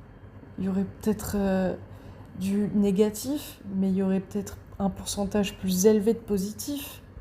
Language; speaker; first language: French; native; French